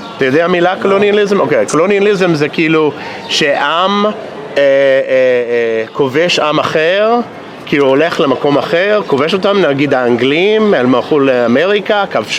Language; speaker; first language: Hebrew; non-native, fluent; English